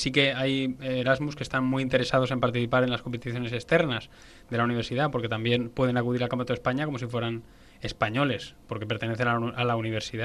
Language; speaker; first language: Spanish; native; Spanish